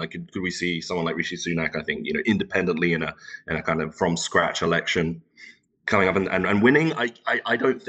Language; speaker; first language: English; non-native, local second language; Turkish